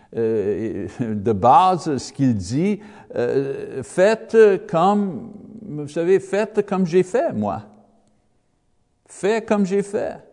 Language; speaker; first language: French; non-native, fluent; English